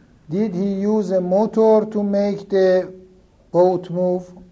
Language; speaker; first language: English; non-native, fluent; Persian